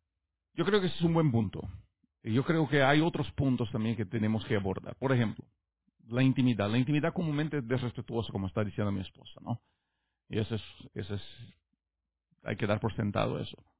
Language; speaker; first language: Spanish; native; Spanish